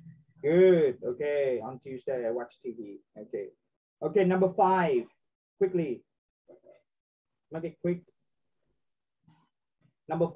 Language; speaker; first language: English; non-native, fluent; Vietnamese